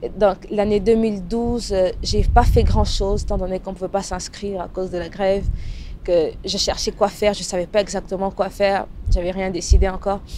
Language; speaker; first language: French; non-native, local second language; Lingala